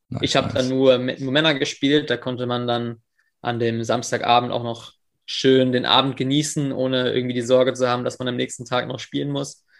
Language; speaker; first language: German; early bilingual, other home language; English